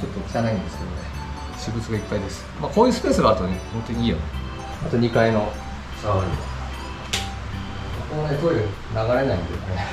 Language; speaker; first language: Japanese; native; Japanese